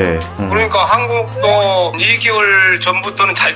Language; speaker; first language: Korean; native; Korean